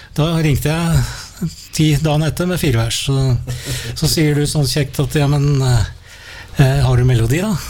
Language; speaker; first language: Norwegian; native; Norwegian